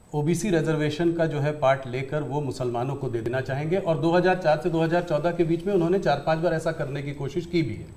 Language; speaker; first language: Hindi; native; Hindi